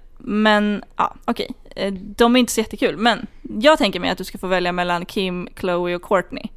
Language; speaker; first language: Swedish; native; Swedish